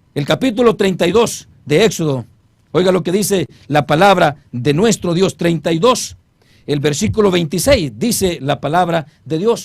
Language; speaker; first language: Spanish; native; Spanish